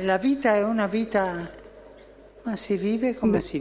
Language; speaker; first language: Italian; early bilingual, heritage; Spanish